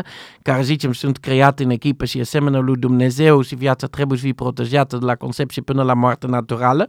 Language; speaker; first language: Romanian; non-native, learner; Dutch